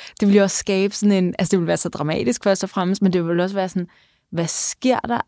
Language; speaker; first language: Danish; native; Danish